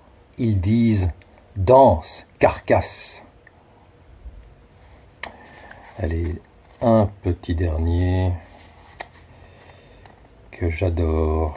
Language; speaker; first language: French; native; French